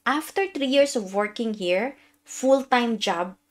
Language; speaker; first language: English; non-native, local second language; Filipino